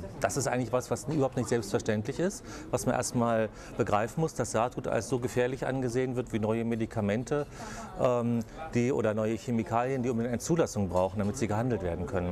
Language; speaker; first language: German; native; German